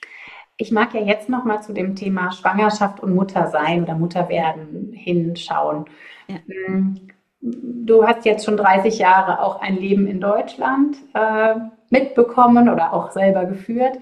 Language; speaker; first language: German; native; German